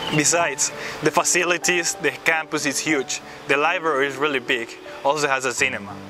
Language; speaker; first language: English; non-native, fluent; Spanish